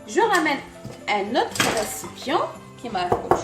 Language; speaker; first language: French; non-native, local second language; Arabic